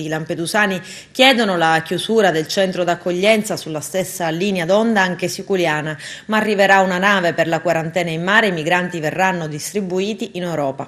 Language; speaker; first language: Italian; native; Italian